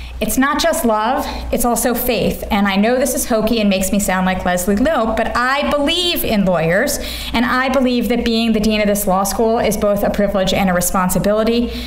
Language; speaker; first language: English; native; English